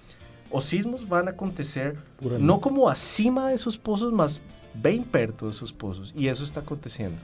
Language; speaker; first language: Portuguese; non-native, fluent; Spanish